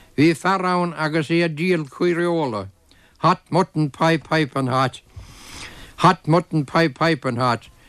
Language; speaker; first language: Irish; native; Irish